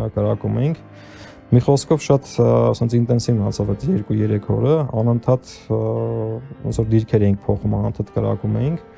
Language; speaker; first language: Armenian; early bilingual, heritage; Armenian